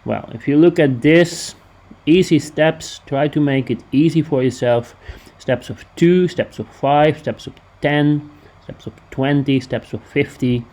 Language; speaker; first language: English; non-native, fluent; Dutch